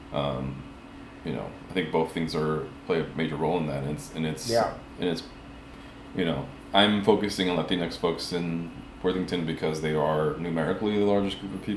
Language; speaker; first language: English; early bilingual, other home language; Spanish